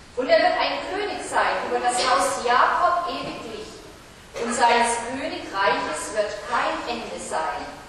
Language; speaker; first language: German; native; German